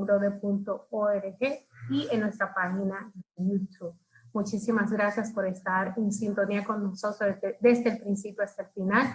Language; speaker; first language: Spanish; native; Spanish